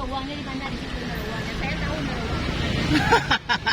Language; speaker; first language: Malay; native; Malay